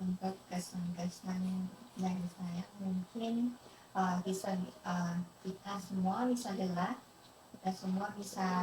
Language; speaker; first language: Indonesian; non-native, fluent; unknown